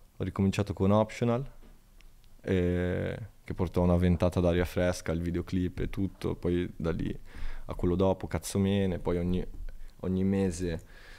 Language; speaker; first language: Italian; native; Italian